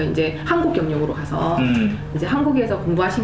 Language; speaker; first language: Korean; native; Korean